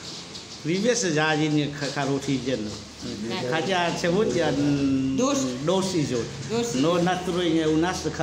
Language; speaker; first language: Russian; non-native, learner; Vietnamese